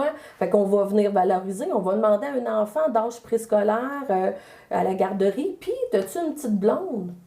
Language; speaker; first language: French; native; French